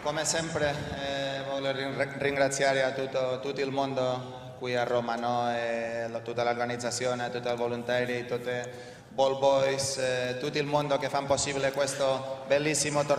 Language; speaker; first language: Italian; non-native, fluent; Spanish